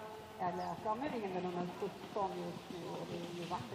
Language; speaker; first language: Swedish; native; Swedish